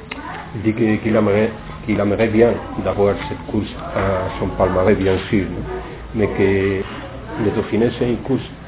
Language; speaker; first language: French; non-native, fluent; Spanish